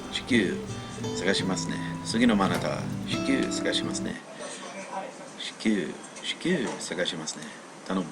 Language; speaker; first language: Japanese; non-native, learner; English